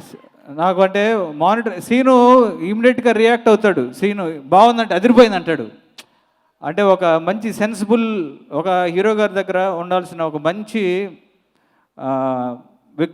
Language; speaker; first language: Telugu; native; Telugu